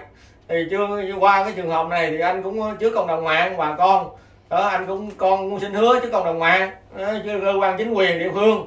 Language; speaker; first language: Vietnamese; native; Vietnamese